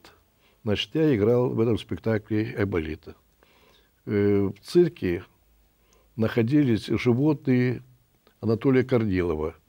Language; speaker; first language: Russian; native; Russian